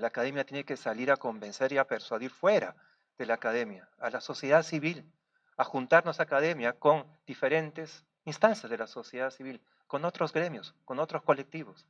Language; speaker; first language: Spanish; native; Spanish